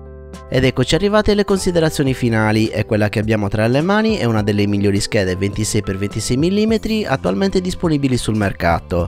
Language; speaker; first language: Italian; native; Italian